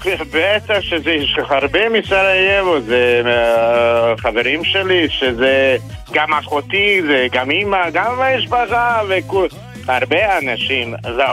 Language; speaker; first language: Hebrew; non-native, fluent; Bosnian